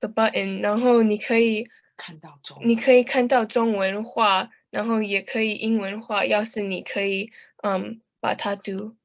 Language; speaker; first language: Chinese; early bilingual, heritage; Chinese